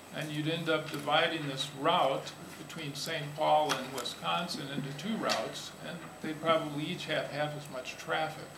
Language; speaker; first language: English; native; English